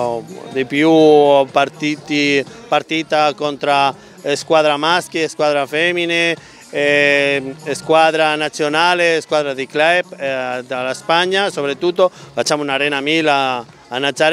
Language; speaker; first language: Italian; non-native, learner; Spanish